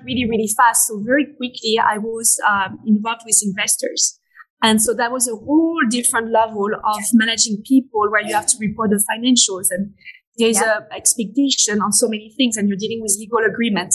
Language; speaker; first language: English; non-native, fluent; French